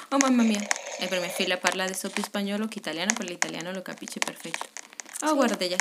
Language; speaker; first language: Italian; non-native, fluent; Spanish